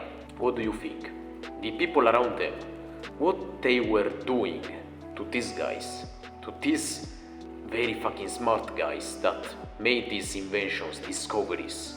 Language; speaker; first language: English; non-native, fluent; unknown